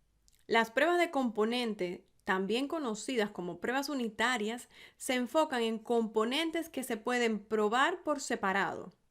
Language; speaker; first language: Spanish; native; Spanish